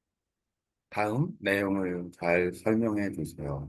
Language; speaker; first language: Korean; native; Korean